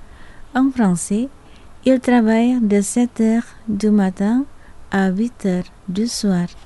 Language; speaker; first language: French; non-native, fluent; Indonesian